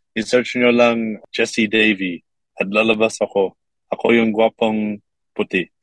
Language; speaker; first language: Filipino; non-native, fluent; English